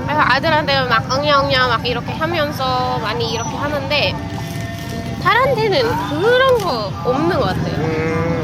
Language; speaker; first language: Korean; non-native, fluent; Indonesian